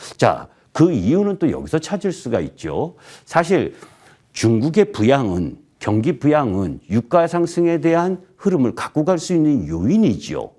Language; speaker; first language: Korean; native; Korean